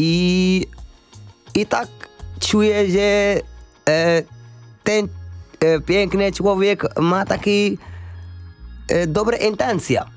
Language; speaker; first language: Polish; non-native, learner; Arabic